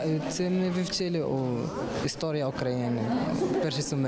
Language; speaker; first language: Ukrainian; non-native, learner; Arabic